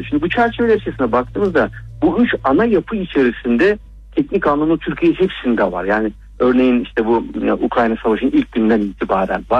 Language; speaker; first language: Turkish; native; Turkish